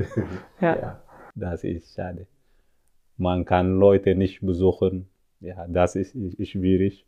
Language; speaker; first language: German; non-native, learner; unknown